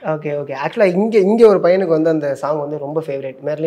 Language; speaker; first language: Tamil; native; Tamil